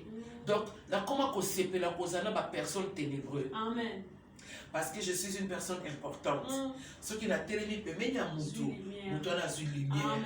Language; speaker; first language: French; non-native, local second language; Lingala